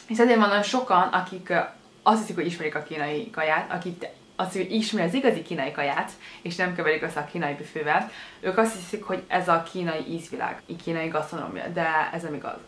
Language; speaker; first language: Hungarian; early bilingual, other home language; Chinese